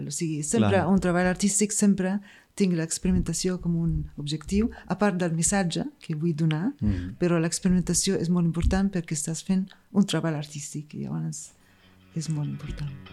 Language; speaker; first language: Catalan; non-native, fluent; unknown